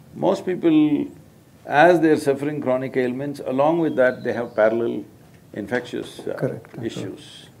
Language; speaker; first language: English; non-native, local second language; Kannada